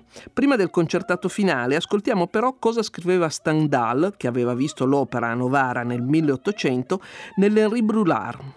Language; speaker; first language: Italian; native; Italian